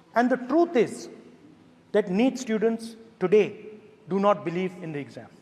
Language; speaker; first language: English; non-native, local second language; Hindi